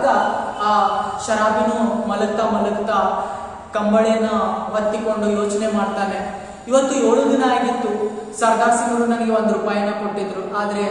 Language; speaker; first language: Kannada; native; Kannada